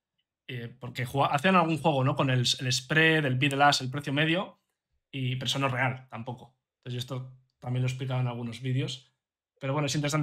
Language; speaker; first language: Spanish; native; Spanish